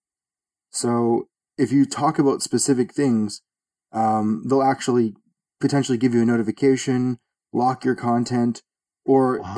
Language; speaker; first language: English; native; English